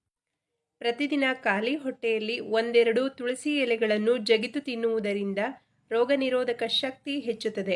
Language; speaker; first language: Kannada; native; Kannada